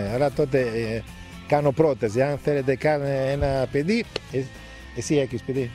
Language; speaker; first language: Greek; non-native, fluent; Italian